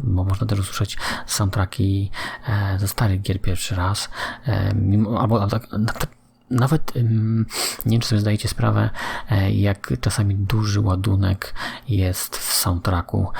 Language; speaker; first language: Polish; native; Polish